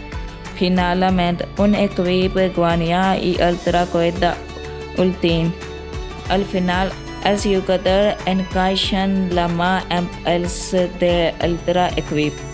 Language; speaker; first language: Catalan; non-native, learner; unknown